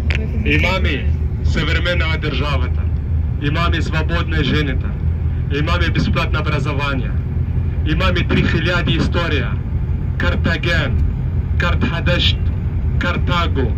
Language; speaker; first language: Bulgarian; non-native, learner; Arabic